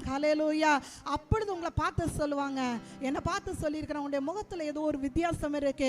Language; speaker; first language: Tamil; native; Tamil